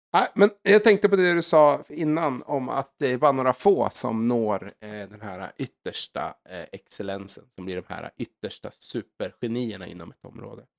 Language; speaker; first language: Swedish; native; Swedish